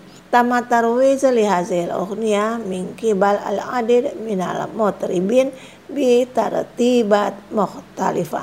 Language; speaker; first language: Arabic; non-native, fluent; Indonesian